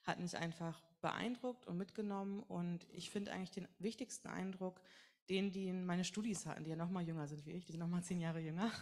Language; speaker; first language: German; native; German